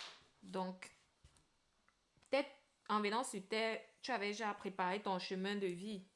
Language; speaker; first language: French; native; French